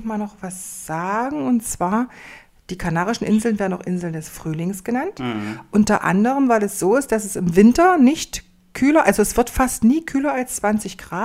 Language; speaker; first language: German; native; German